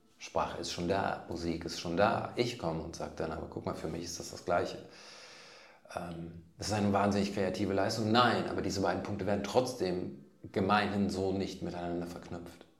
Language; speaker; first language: German; native; German